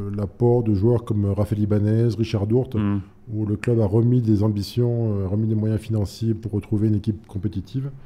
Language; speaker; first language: French; native; French